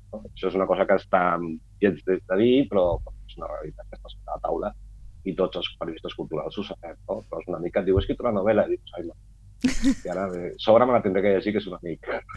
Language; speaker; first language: Catalan; non-native, local second language; Spanish